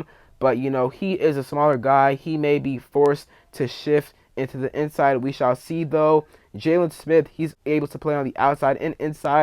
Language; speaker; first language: English; native; English